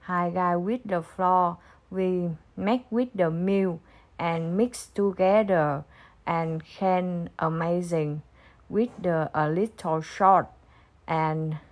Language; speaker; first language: English; non-native, learner; Vietnamese